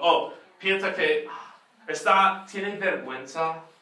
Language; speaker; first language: Spanish; non-native, fluent; English